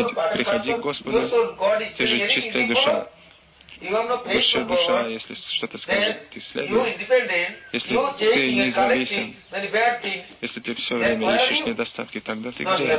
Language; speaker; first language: Russian; non-native, learner; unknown